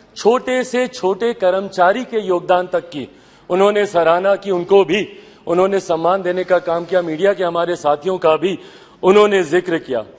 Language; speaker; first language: Hindi; native; Hindi